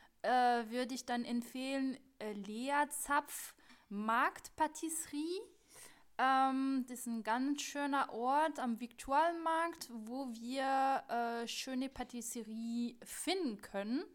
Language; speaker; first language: German; non-native, fluent; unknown